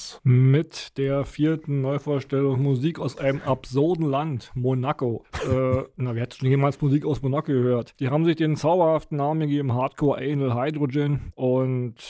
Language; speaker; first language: German; native; German